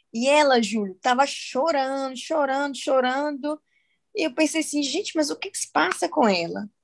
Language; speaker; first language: Portuguese; native; Portuguese